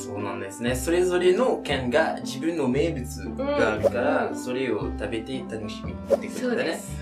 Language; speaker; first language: Japanese; non-native, fluent; French